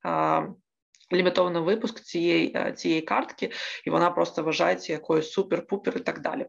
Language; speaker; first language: Ukrainian; native; Ukrainian